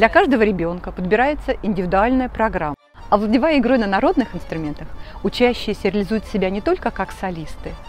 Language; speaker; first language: Russian; native; Russian